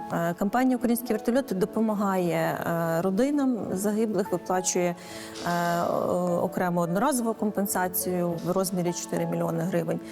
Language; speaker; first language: Ukrainian; native; Ukrainian